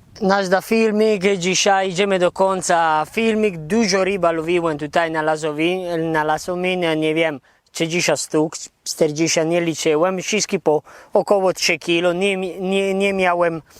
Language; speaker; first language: Polish; non-native, learner; Italian